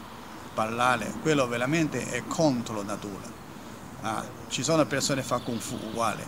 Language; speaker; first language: Italian; non-native, learner; Chinese